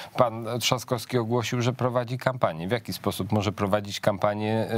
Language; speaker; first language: Polish; native; Polish